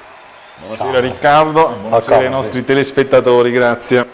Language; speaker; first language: Italian; native; Italian